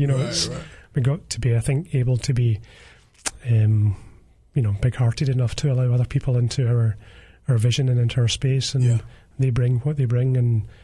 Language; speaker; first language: English; native; English